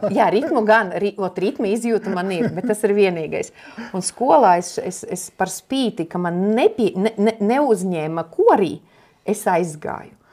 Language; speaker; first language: Latvian; non-native, local second language; Russian